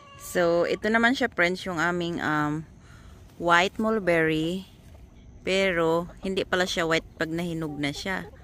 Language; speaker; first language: Filipino; non-native, local second language; Masbatenyo